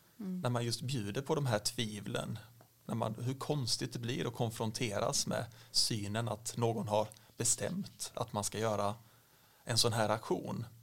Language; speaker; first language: Swedish; native; Swedish